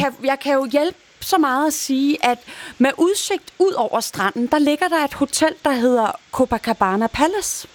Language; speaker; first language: Danish; native; Danish